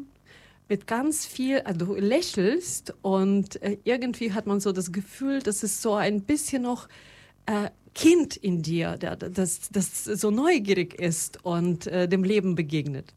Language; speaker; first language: German; non-native, fluent; Russian